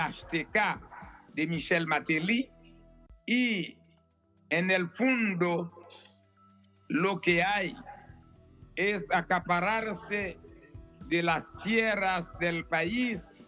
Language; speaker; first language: Spanish; non-native, fluent; Haitian Creole